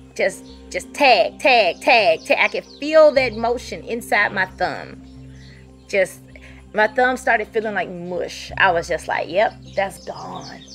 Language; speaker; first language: English; native; English